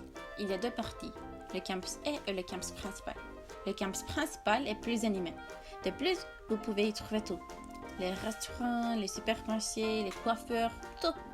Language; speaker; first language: French; non-native, learner; Turkish